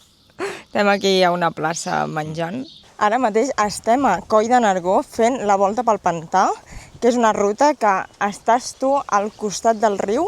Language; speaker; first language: Catalan; native; Catalan